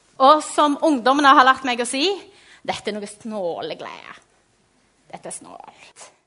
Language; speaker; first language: Norwegian; non-native, fluent; Portuguese